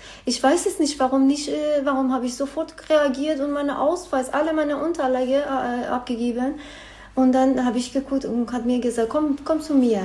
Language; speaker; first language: German; non-native, learner; Persian